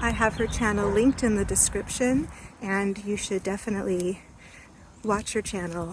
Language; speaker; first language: English; native; English